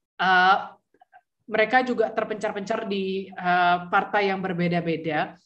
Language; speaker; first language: Indonesian; early bilingual, heritage; Indonesian